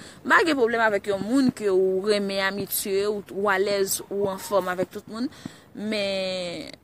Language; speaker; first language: French; non-native, learner; Haitian Creole